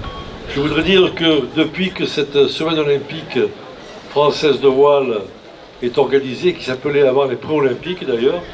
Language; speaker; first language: French; native; French